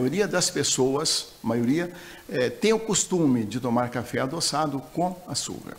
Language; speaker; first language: Portuguese; native; Portuguese